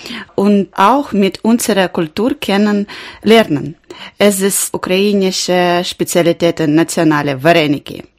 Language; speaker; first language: German; non-native, learner; Ukrainian